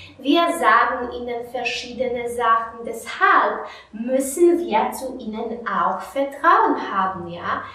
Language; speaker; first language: German; non-native, fluent; Polish